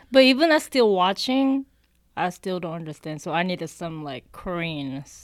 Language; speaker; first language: English; non-native, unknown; Korean